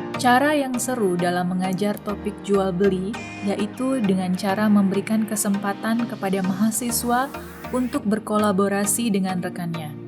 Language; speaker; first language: Indonesian; native; Indonesian